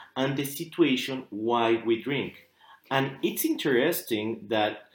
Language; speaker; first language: English; non-native, fluent; Spanish